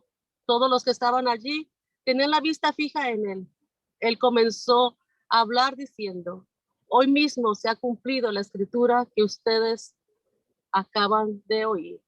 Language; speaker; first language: Spanish; native; Spanish